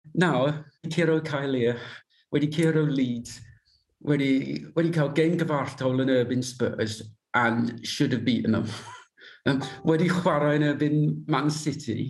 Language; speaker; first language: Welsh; non-native, learner; English